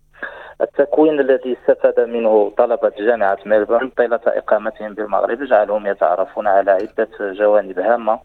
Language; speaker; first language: Arabic; native; Arabic